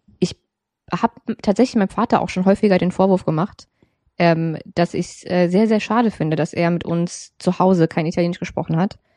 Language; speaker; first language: German; native; German